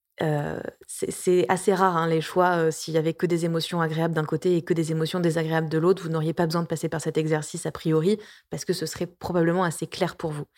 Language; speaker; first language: French; native; French